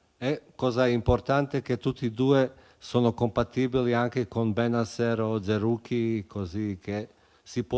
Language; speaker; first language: Italian; non-native, fluent; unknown